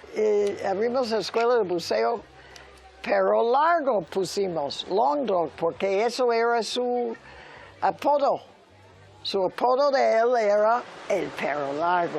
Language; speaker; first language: Spanish; early bilingual, other home language; English